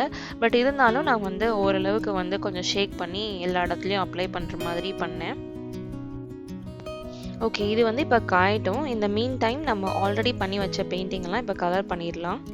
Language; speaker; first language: Tamil; native; Tamil